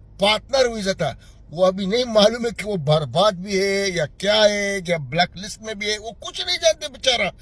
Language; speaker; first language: Hindi; non-native, learner; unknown